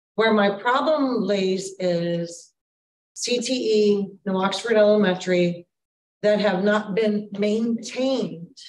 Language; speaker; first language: English; native; English